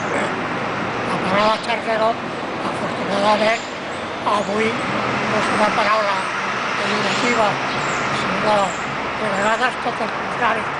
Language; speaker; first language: Catalan; non-native, local second language; Spanish